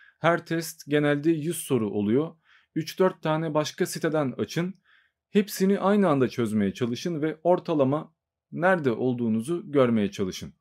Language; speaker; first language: Turkish; native; Turkish